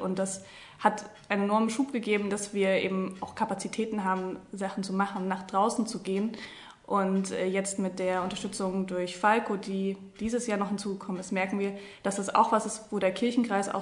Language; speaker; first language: German; native; German